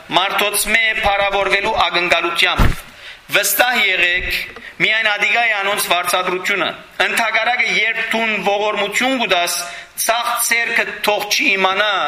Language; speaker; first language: Armenian; early bilingual, heritage; Armenian